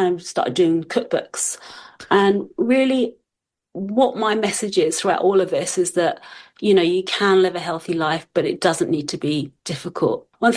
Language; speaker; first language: English; native; English